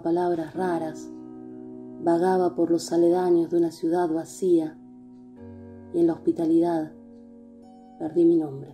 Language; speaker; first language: Spanish; native; Spanish